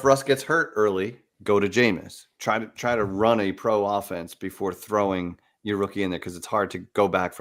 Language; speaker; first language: English; native; English